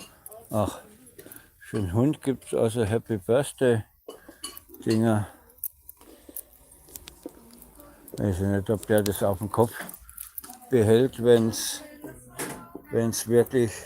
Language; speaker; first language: German; native; German